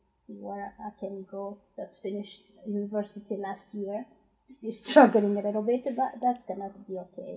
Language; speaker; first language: English; non-native, fluent; Rundi